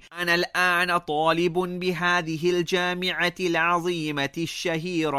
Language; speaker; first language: Arabic; non-native, fluent; English